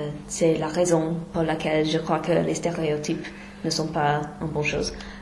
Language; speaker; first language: French; non-native, fluent; English